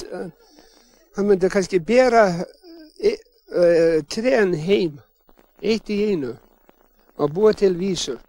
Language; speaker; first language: Icelandic; early bilingual, heritage; English